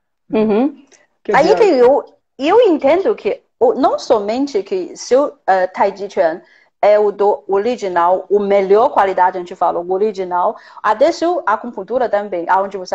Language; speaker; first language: Portuguese; non-native, fluent; Chinese